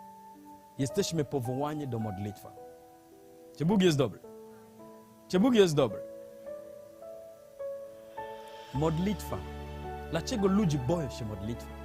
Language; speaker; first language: Polish; non-native, learner; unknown